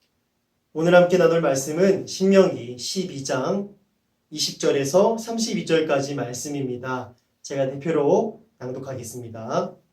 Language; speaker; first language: Korean; native; Korean